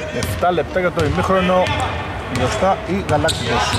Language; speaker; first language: Greek; native; Greek